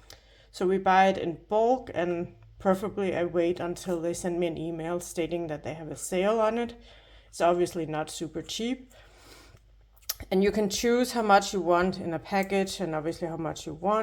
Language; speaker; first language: English; non-native, fluent; Danish